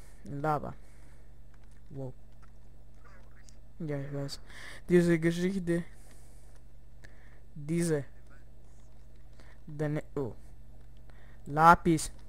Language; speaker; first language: German; early bilingual, other home language; Russian